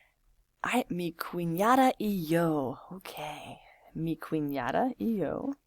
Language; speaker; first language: Spanish; non-native, fluent; English